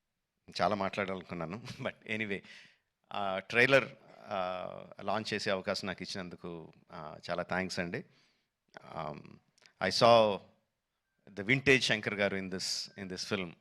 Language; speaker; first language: Telugu; native; Telugu